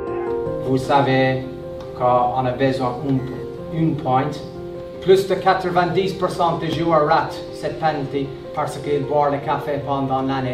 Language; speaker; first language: French; non-native, learner; English